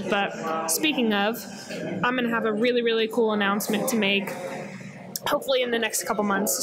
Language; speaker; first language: English; native; English